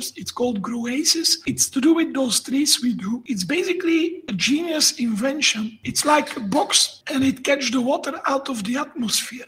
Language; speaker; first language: English; non-native, fluent; Dutch